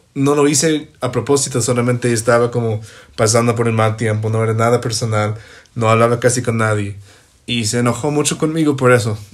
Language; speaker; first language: Spanish; non-native, fluent; English